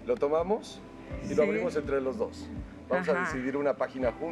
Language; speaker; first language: Spanish; native; Spanish